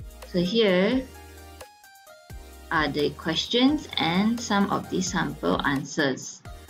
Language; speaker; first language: English; non-native, local second language; Malay